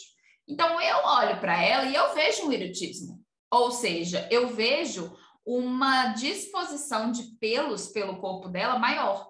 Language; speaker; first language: Portuguese; native; Portuguese